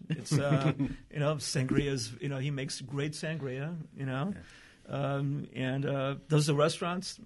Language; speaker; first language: English; early bilingual, other home language; Portuguese